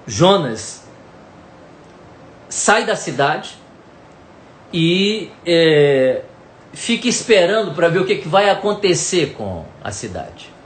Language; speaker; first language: Portuguese; native; Portuguese